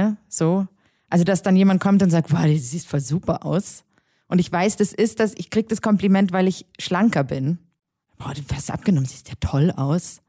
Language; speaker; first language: German; native; German